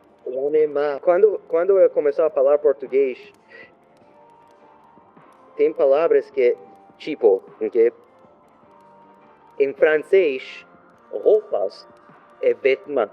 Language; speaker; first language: Portuguese; non-native, learner; French